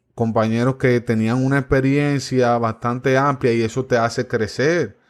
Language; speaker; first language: Spanish; native; Spanish